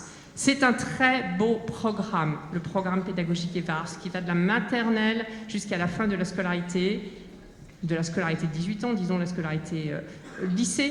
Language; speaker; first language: French; native; French